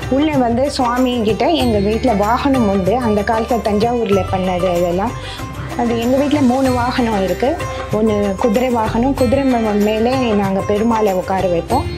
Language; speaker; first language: Tamil; non-native, local second language; Gujarati